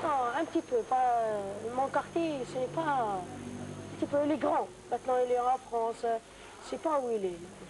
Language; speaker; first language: French; non-native, learner; Arabic